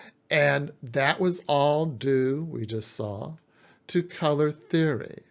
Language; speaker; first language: English; native; English